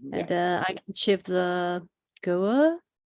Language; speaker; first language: English; non-native, learner; Chinese